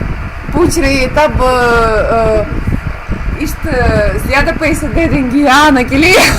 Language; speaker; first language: Hindi; non-native, fluent; Russian